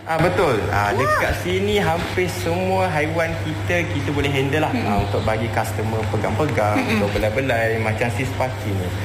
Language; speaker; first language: Malay; native; Malay